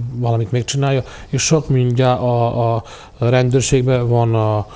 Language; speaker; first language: Hungarian; non-native, local second language; Serbian